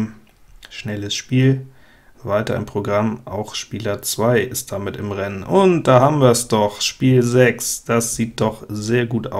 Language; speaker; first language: German; native; German